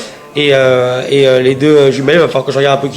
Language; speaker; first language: French; native; French